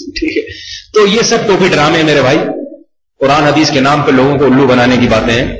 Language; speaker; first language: Urdu; native; Urdu